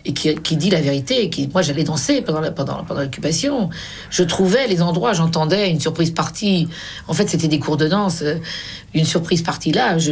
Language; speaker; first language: French; native; French